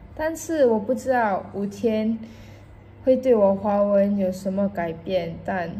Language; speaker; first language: Chinese; non-native, local second language; English